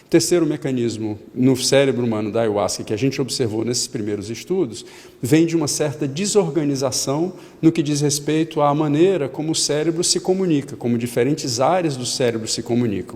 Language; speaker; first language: Portuguese; native; Portuguese